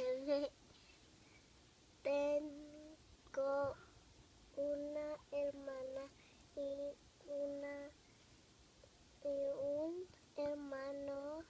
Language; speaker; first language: Spanish; early bilingual, heritage; Spanish